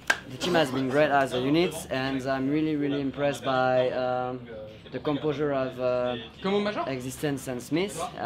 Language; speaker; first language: English; non-native, fluent; French